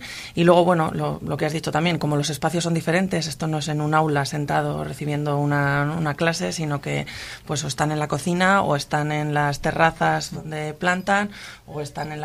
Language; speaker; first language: Spanish; native; Spanish